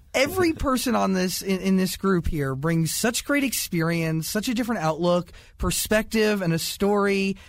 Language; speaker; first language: English; native; English